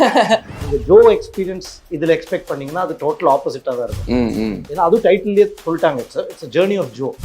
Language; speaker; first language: Tamil; native; Tamil